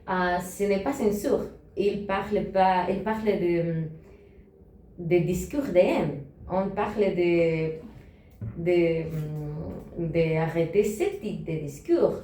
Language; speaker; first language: French; non-native, learner; Spanish